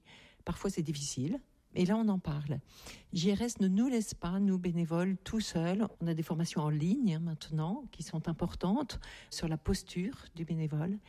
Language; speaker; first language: French; native; French